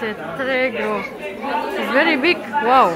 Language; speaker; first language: English; non-native, learner; Indonesian